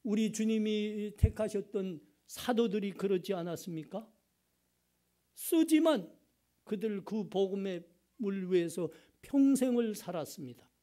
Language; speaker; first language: Korean; native; Korean